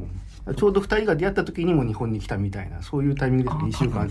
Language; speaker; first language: Japanese; native; Japanese